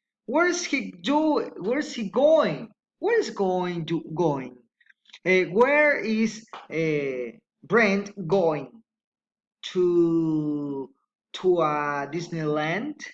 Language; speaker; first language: English; non-native, fluent; Spanish